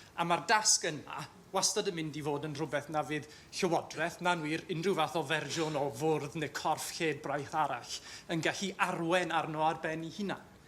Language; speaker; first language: Welsh; native; Welsh